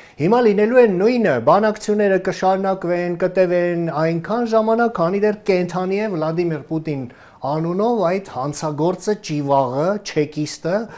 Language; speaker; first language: Armenian; native; Armenian